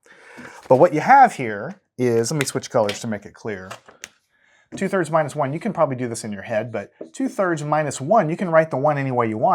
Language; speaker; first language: English; native; English